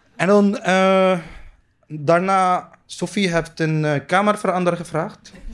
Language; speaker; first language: Dutch; non-native, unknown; Arabic